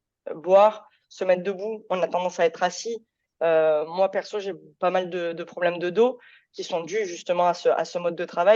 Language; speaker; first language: French; native; French